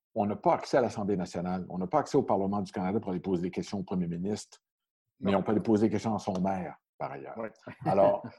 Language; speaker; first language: French; native; French